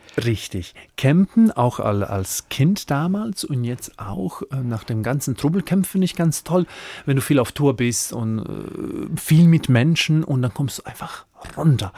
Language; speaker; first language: German; non-native, fluent; Croatian